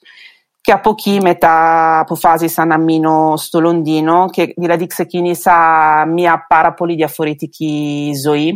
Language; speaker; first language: Greek; non-native, fluent; Italian